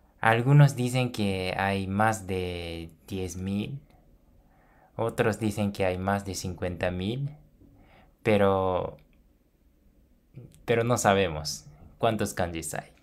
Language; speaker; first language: Spanish; non-native, fluent; Japanese